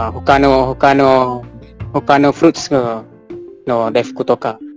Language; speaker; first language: Japanese; non-native, learner; Malay